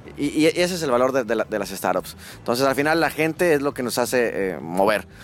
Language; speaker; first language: Spanish; native; Spanish